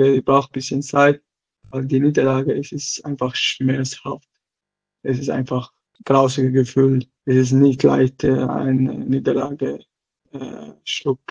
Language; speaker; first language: German; non-native, local second language; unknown